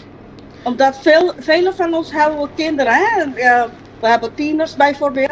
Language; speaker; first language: Dutch; non-native, local second language; Papiamento